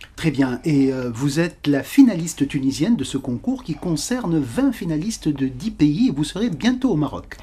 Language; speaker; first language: French; non-native, local second language; Arabic